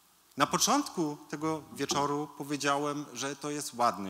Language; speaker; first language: Polish; early bilingual, heritage; Polish